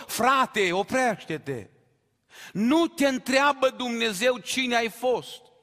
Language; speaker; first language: Romanian; native; Romanian